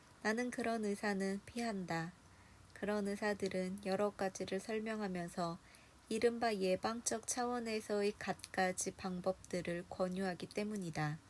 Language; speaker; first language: Korean; native; Korean